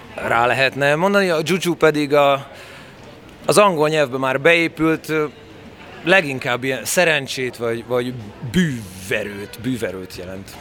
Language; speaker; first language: Hungarian; native; Hungarian